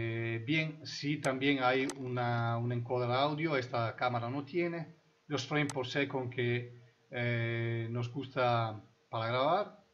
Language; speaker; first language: Spanish; non-native, fluent; Italian